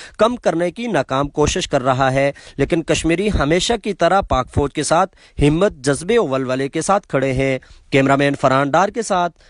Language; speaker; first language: Urdu; native; Urdu